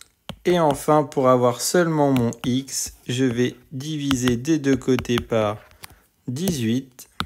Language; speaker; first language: French; native; French